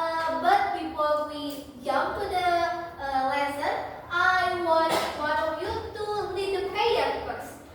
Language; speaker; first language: English; non-native, learner; Indonesian